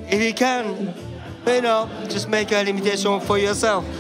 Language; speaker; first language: English; non-native, learner; Japanese